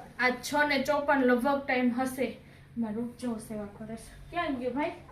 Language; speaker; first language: Gujarati; non-native, local second language; Kachhi